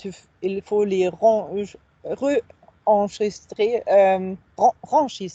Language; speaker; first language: French; non-native, fluent; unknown